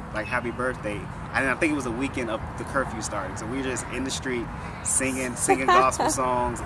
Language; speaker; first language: English; native; English